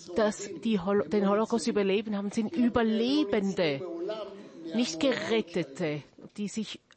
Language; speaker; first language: German; non-native, fluent; Hebrew